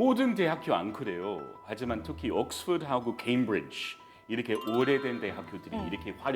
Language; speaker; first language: Korean; non-native, fluent; English